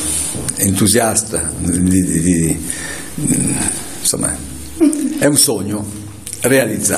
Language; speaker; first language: Italian; native; Italian